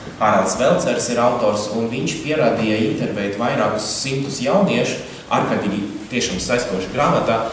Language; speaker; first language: Latvian; non-native, local second language; Russian